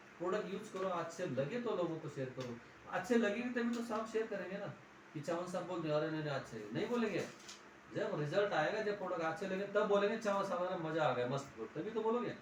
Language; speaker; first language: Hindi; non-native, local second language; Marathi